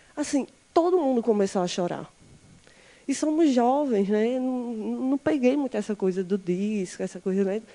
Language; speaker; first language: Portuguese; native; Portuguese